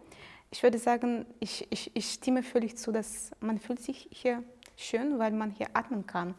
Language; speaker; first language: German; non-native, fluent; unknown